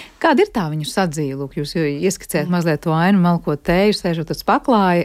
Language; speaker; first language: Latvian; native; Latvian